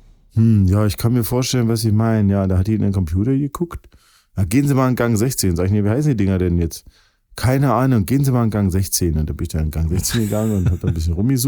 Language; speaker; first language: German; native; German